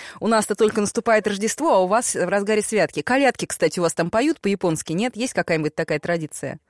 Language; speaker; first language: Russian; native; Russian